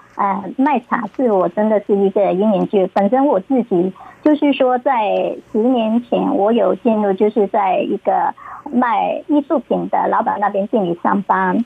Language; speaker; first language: Chinese; native; Chinese